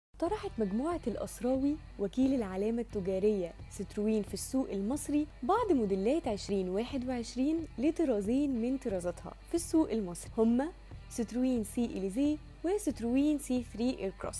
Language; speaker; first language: Arabic; native; Arabic